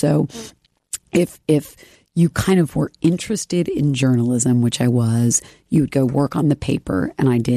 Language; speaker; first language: English; native; English